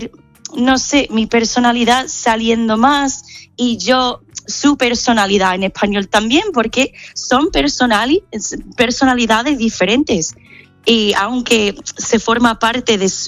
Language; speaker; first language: Spanish; non-native, fluent; English